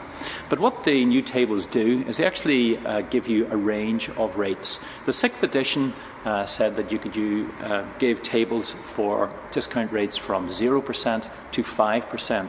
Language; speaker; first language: English; native; English